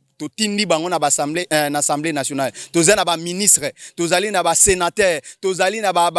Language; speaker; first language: Lingala; native; Lingala